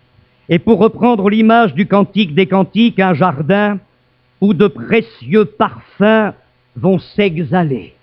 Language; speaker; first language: French; native; French